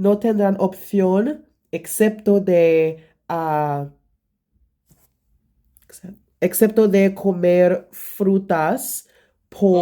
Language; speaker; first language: Spanish; non-native, learner; English